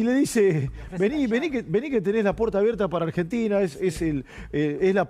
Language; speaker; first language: Spanish; native; Spanish